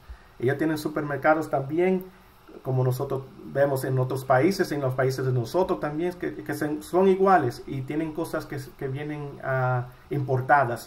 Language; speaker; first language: Spanish; early bilingual, heritage; Spanish